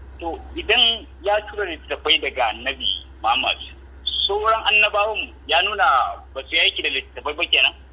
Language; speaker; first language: Hausa; non-native, local second language; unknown